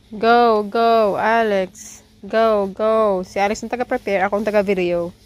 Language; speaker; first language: Filipino; native; Filipino